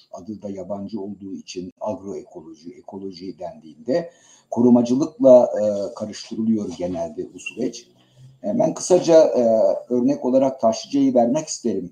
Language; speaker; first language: Turkish; native; Turkish